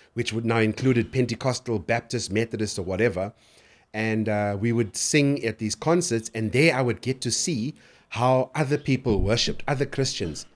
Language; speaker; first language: English; native; English